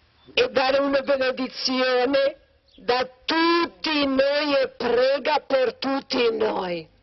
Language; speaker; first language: Italian; non-native, learner; Croatian